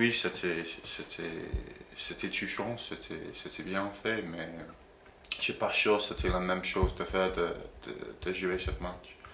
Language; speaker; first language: French; non-native, fluent; English